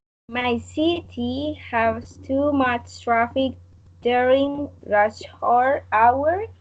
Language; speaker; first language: English; non-native, learner; Spanish